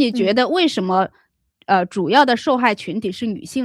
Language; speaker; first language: Chinese; native; Chinese